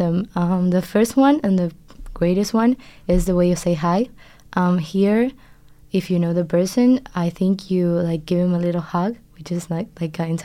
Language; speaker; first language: English; non-native, fluent; Spanish